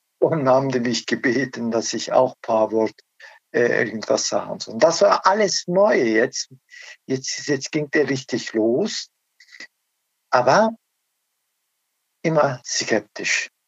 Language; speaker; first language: German; non-native, learner; Turkish